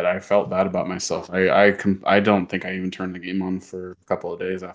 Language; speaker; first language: English; native; English